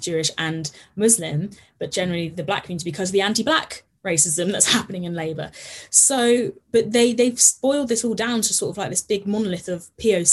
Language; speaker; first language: English; native; English